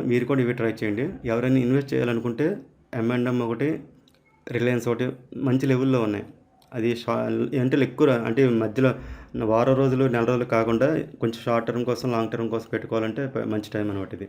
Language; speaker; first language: Telugu; native; Telugu